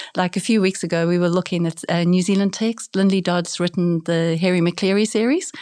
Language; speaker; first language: English; native; English